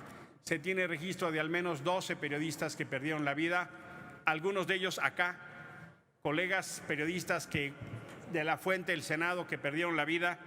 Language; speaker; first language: Spanish; native; Spanish